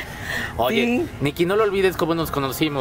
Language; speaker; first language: Spanish; native; Spanish